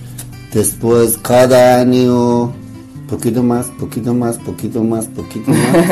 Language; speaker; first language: Spanish; non-native, learner; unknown